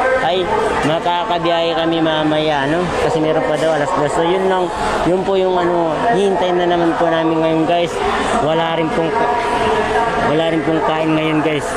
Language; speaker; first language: Filipino; non-native, local second language; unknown